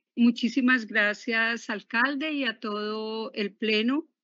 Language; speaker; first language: Spanish; native; Spanish